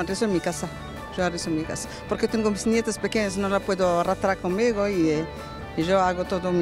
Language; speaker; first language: Spanish; non-native, local second language; Arabic